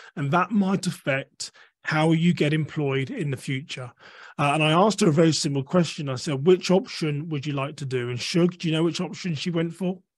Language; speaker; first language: English; native; English